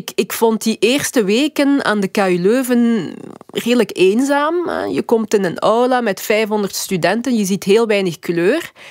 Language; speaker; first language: Dutch; early bilingual, other home language; Lingala